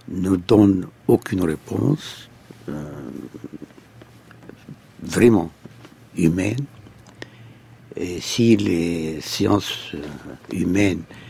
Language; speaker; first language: French; non-native, fluent; Arabic